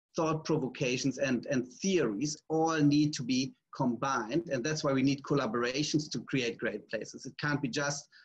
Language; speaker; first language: English; non-native, fluent; German